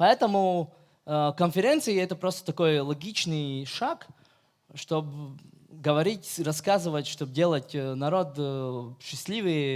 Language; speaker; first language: Russian; non-native, fluent; Latvian